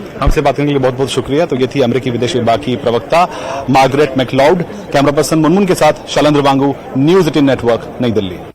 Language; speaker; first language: Hindi; native; Hindi